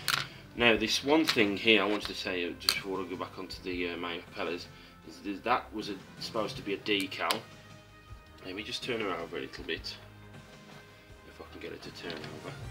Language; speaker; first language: English; native; English